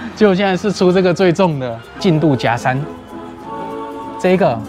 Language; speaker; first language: Chinese; native; Chinese